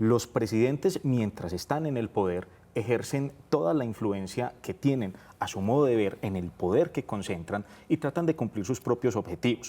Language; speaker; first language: Spanish; native; Spanish